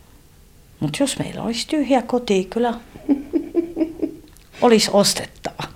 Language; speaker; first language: Finnish; non-native, fluent; French